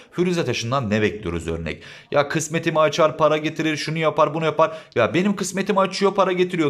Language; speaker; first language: Turkish; native; Turkish